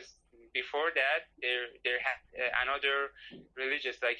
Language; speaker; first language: English; non-native, learner; Persian